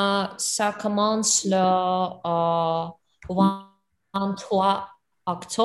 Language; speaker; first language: French; non-native, learner; English